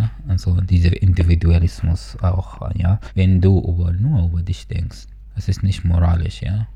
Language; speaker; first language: German; non-native, fluent; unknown